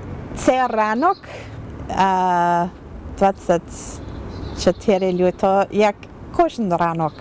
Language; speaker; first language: Ukrainian; non-native, learner; English